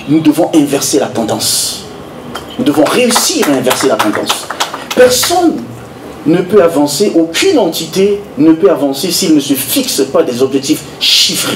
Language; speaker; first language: French; non-native, local second language; Sango